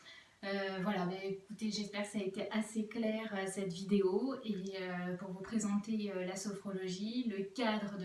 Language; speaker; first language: French; native; French